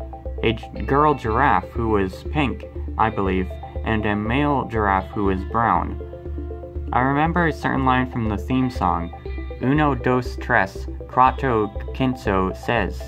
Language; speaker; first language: English; native; English